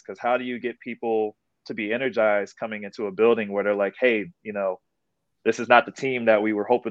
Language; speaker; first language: English; native; English